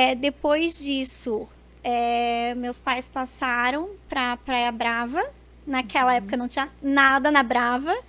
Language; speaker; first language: Portuguese; early bilingual, other home language; Spanish